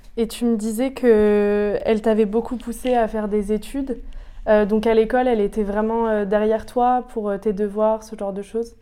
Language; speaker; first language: French; native; French